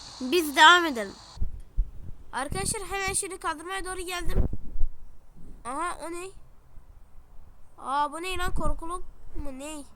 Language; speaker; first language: Turkish; native; Turkish